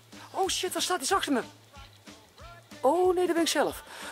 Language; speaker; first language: Dutch; native; Dutch